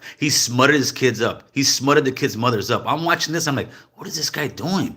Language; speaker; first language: English; native; English